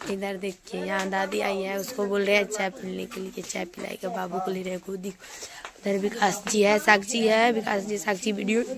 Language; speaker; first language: Hindi; native; Hindi